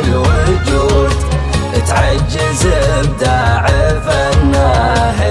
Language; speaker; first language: Arabic; native; Arabic